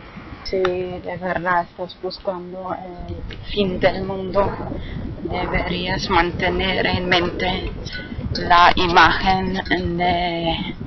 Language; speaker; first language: Spanish; non-native, fluent; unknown